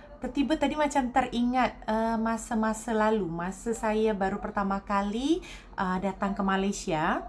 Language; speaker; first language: Indonesian; native; Indonesian